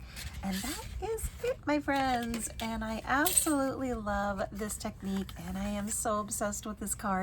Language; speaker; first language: English; native; English